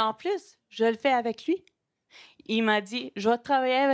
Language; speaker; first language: French; non-native, local second language; English